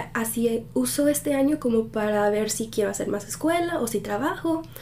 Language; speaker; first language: Spanish; early bilingual, heritage; Spanish